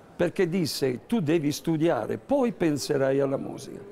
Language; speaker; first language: Italian; native; Italian